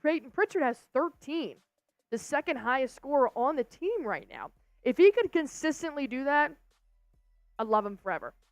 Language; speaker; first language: English; native; English